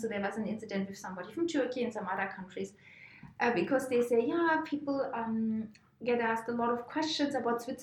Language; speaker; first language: English; non-native, fluent; German